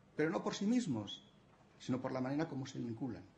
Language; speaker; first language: Spanish; non-native, local second language; Catalan